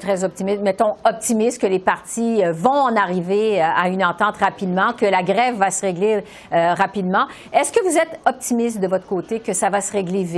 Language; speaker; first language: French; native; French